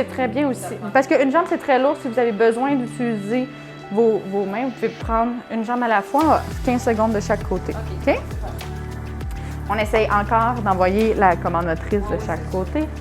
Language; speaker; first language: French; native; French